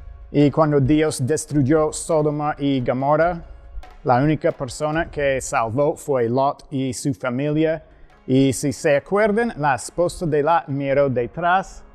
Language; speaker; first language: Spanish; non-native, fluent; English